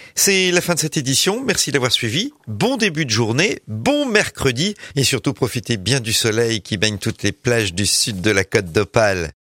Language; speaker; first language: French; native; French